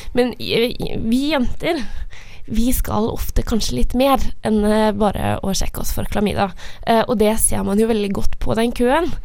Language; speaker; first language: Norwegian; native; Norwegian